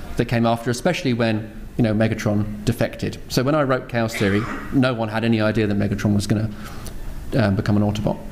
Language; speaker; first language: English; native; English